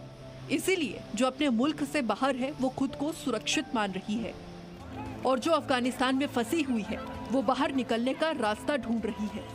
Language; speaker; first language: Hindi; native; Hindi